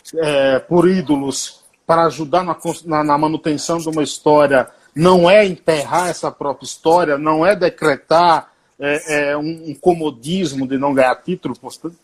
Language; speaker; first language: Portuguese; native; Portuguese